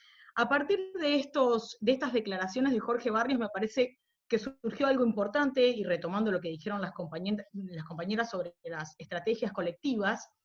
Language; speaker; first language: Spanish; native; Spanish